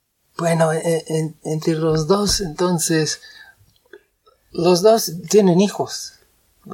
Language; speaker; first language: Spanish; non-native, fluent; English